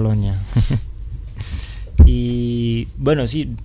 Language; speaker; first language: Spanish; non-native, fluent; Italian